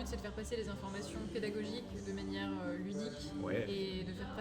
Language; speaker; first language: French; native; French